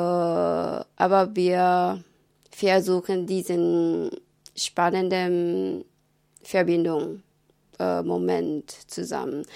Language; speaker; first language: German; non-native, learner; Japanese